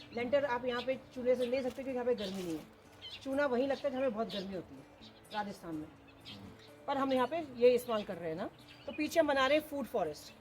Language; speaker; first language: Hindi; non-native, local second language; Garhwali